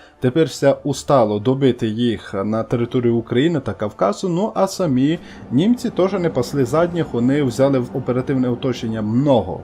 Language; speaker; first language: Ukrainian; native; Ukrainian